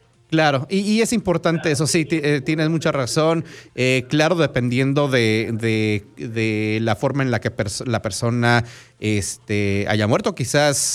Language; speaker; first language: Spanish; native; Spanish